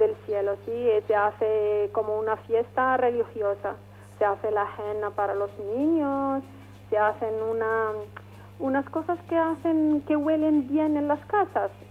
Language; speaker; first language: Spanish; non-native, fluent; Arabic